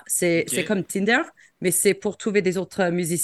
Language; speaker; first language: French; non-native, fluent; English